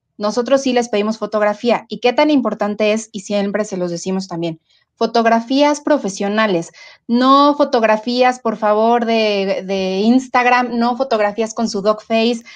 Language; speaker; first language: Spanish; native; Spanish